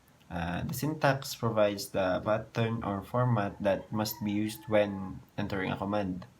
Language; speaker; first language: English; non-native, local second language; Filipino